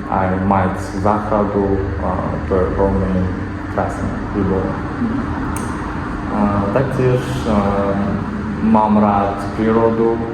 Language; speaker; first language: Slovak; non-native, learner; Kazakh